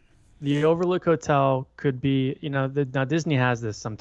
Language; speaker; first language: English; native; English